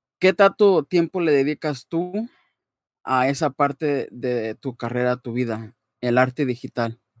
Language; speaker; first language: Spanish; native; Spanish